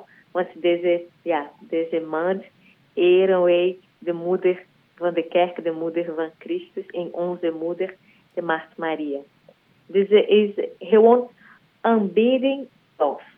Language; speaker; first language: Dutch; non-native, learner; Portuguese